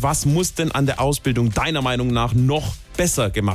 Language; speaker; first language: German; native; German